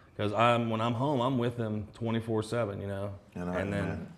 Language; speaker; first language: English; native; English